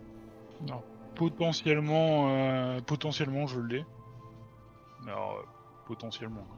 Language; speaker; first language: French; native; French